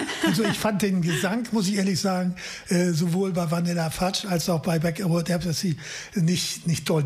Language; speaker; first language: German; native; German